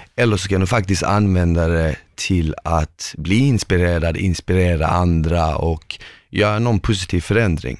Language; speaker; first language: Swedish; native; Swedish